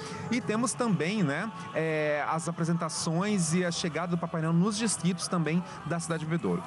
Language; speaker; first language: Portuguese; native; Portuguese